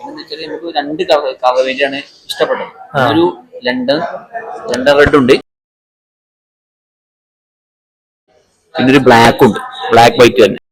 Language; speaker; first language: Malayalam; native; Malayalam